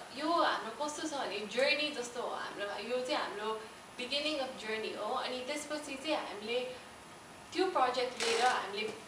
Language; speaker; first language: Nepali; early bilingual, heritage; Nepali